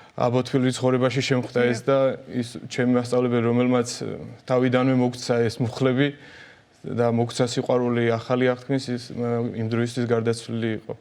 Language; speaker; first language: Georgian; native; Georgian